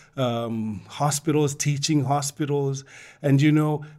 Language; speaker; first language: English; non-native, local second language; Bemba